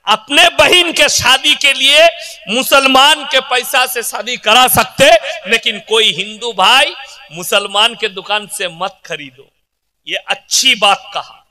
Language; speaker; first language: Hindi; non-native, local second language; Bangla